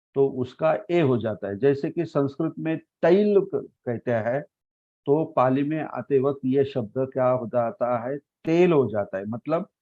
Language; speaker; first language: Hindi; non-native, local second language; Marathi